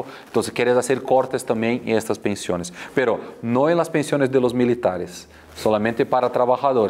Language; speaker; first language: Spanish; non-native, fluent; Portuguese